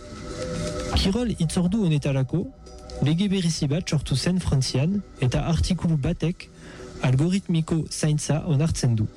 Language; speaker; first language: Basque; non-native, local second language; French